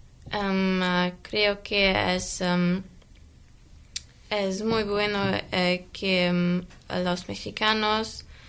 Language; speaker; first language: Spanish; non-native, learner; German